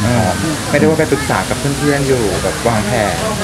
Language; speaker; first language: Thai; native; Thai